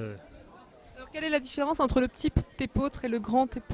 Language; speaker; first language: French; native; French